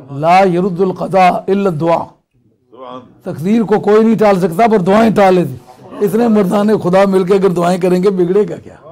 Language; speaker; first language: Urdu; non-native, local second language; Punjabi